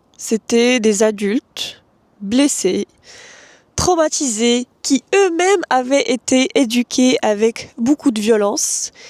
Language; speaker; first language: French; non-native, local second language; Arabic